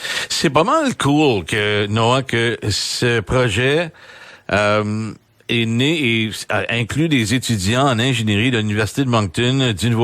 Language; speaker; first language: French; native; French